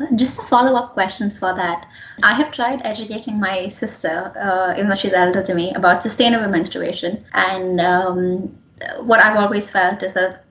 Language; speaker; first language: English; non-native, local second language; Hindi